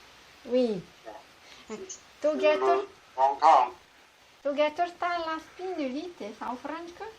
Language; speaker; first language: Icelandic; non-native, learner; French